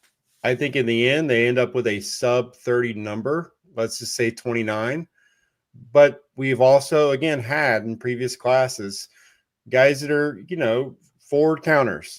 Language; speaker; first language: English; native; English